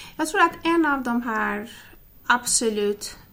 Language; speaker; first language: Swedish; non-native, fluent; Persian